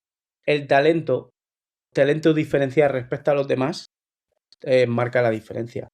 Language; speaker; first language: Spanish; native; Spanish